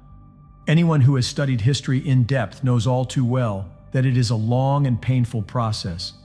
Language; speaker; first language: English; native; English